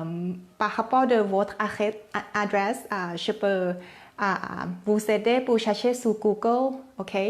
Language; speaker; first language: French; non-native, learner; Thai